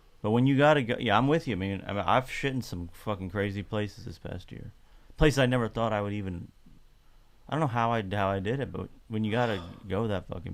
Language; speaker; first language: English; native; English